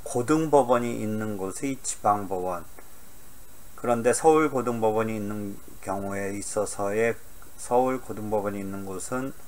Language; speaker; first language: Korean; native; Korean